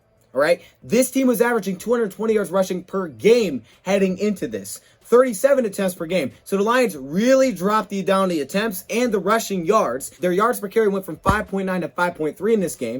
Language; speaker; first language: English; native; English